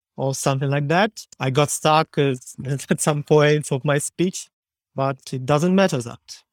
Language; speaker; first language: English; non-native, learner; Ukrainian